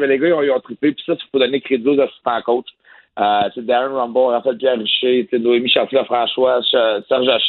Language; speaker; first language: French; native; French